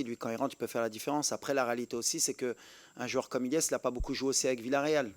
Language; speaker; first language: French; native; French